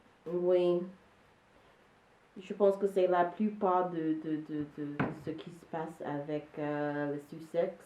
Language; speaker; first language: French; non-native, learner; English